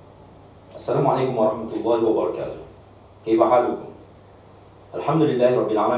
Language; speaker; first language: Arabic; non-native, fluent; Malay